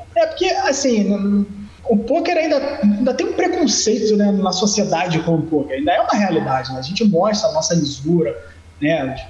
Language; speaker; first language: Portuguese; native; Portuguese